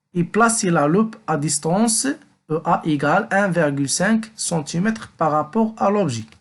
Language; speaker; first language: French; non-native, local second language; Arabic